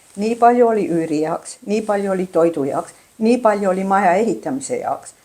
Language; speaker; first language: Estonian; early bilingual, heritage; Estonian